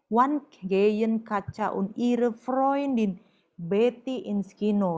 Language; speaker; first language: German; non-native, fluent; Indonesian